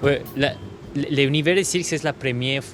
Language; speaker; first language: French; non-native, learner; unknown